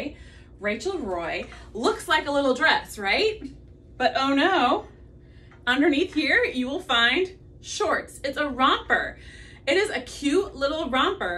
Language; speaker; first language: English; native; English